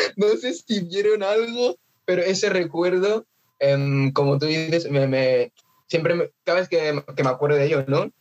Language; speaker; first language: Spanish; early bilingual, other home language; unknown